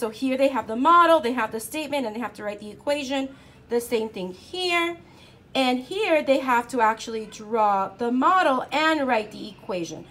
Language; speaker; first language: English; non-native, fluent; Spanish